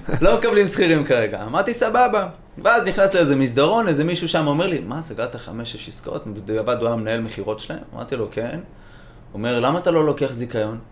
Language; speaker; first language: Hebrew; native; Hebrew